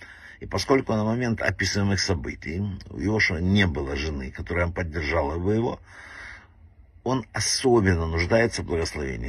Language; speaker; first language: Russian; native; Russian